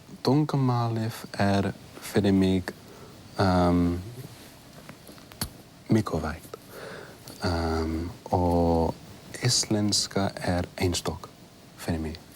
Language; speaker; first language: Icelandic; non-native, learner; English